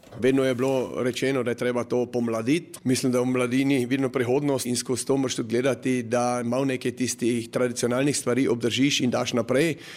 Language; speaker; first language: Slovenian; native; Slovenian